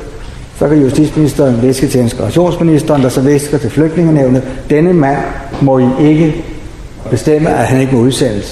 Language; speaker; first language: Danish; native; Danish